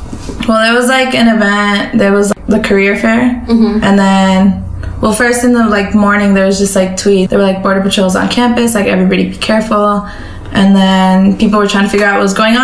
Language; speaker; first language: English; native; English